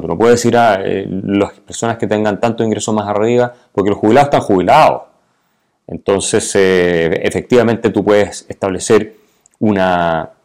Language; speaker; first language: Spanish; native; Spanish